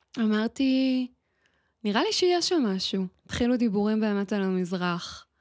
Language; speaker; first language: Hebrew; native; Hebrew